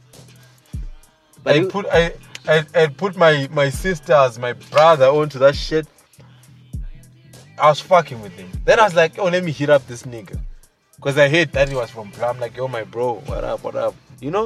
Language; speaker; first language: English; non-native, local second language; Shona